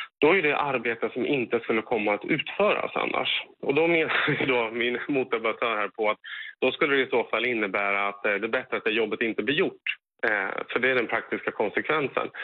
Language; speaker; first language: Swedish; native; Swedish